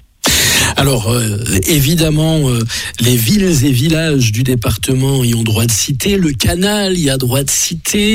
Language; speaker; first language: French; native; French